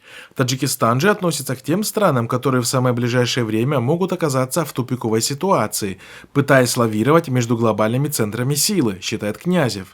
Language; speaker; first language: Russian; native; Russian